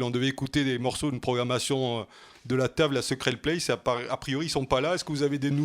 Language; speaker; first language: French; native; French